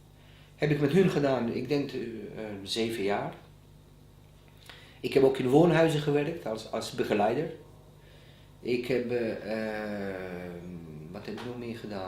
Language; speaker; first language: Dutch; non-native, fluent; Bosnian